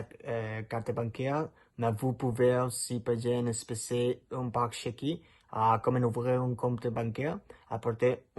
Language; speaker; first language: French; non-native, learner; Spanish